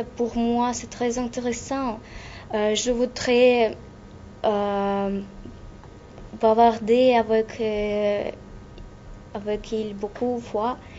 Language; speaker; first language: French; non-native, learner; Russian